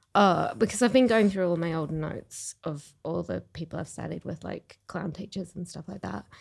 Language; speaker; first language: English; native; English